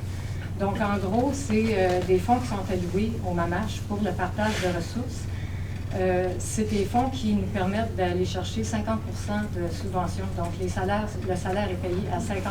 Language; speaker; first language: French; native; French